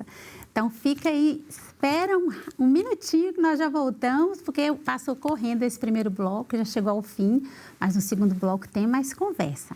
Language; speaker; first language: Portuguese; native; Portuguese